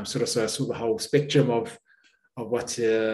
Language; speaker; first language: English; native; English